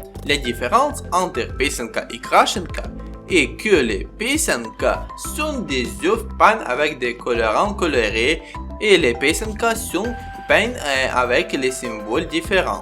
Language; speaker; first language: French; non-native, learner; Ukrainian